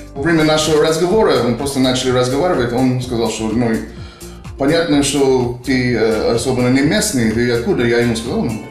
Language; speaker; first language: Ukrainian; non-native, learner; English